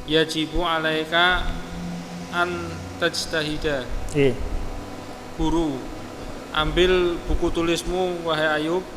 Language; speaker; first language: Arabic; non-native, learner; Indonesian